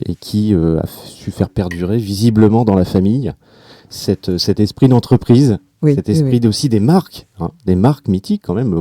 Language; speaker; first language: French; native; French